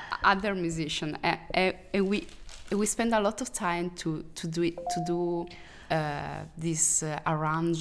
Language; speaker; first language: English; non-native, learner; Italian